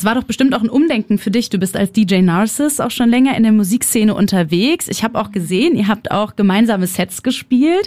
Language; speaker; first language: German; native; German